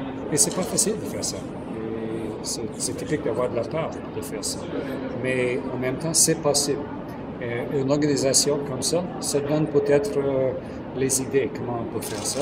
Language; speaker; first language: French; non-native, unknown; English